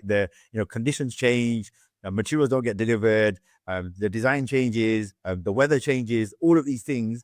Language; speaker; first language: English; native; English